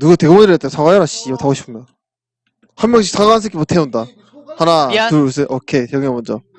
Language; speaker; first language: Korean; native; Korean